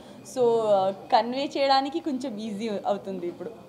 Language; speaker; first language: Telugu; non-native, learner; Gujarati